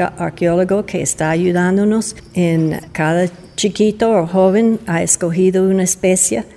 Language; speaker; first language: Spanish; non-native, fluent; English